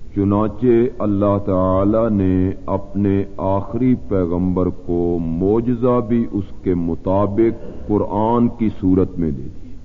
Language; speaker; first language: Urdu; non-native, local second language; Punjabi